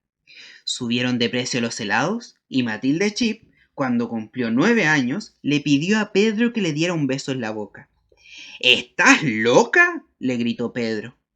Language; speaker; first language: Spanish; native; Spanish